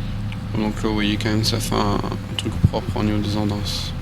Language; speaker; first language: French; native; French